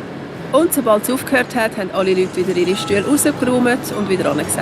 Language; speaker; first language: German; native; German